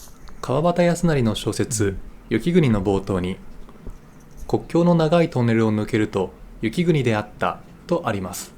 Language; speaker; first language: Japanese; native; Japanese